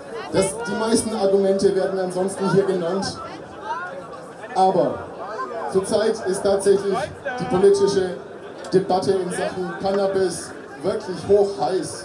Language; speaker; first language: German; native; German